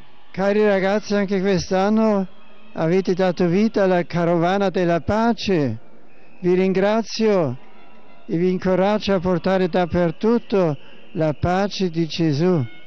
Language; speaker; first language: Italian; non-native, fluent; German